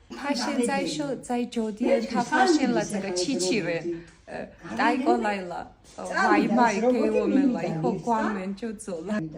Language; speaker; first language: Chinese; non-native, learner; Georgian